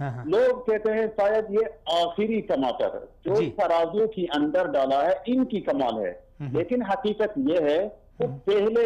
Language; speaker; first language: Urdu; non-native, fluent; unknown